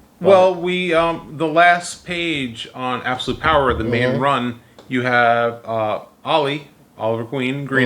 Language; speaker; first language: English; native; English